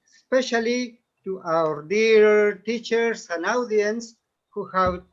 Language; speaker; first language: English; non-native, fluent; Spanish